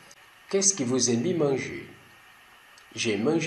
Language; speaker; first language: French; non-native, learner; Portuguese